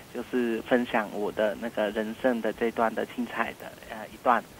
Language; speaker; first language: Chinese; non-native, fluent; Vietnamese